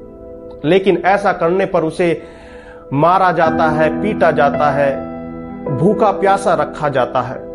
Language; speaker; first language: Hindi; native; Hindi